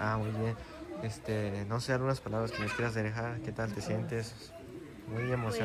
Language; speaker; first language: Spanish; native; Spanish